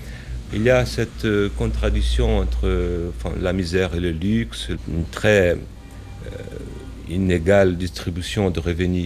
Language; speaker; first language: French; non-native, fluent; Portuguese